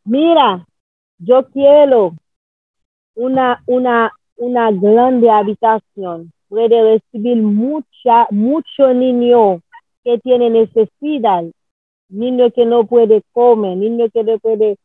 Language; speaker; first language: Spanish; non-native, learner; Haitian Creole